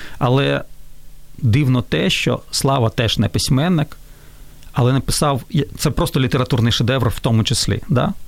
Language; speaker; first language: Ukrainian; non-native, local second language; Russian